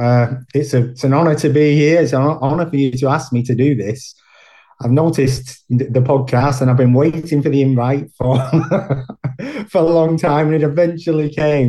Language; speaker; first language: English; native; English